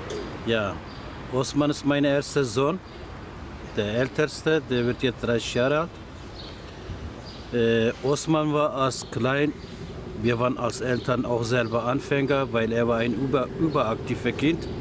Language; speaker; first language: German; non-native, learner; Turkish